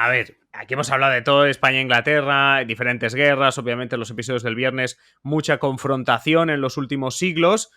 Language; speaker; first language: Spanish; native; Spanish